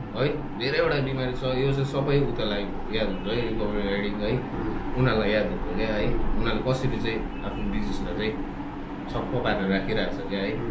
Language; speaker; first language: Nepali; native; Nepali